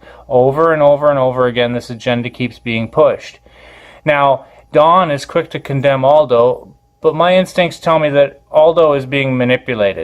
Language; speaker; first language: English; native; English